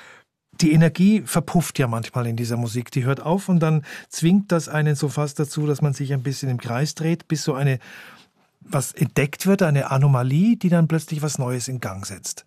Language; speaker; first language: German; native; German